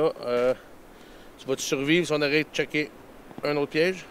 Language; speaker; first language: French; native; French